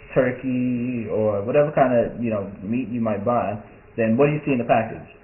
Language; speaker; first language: English; native; English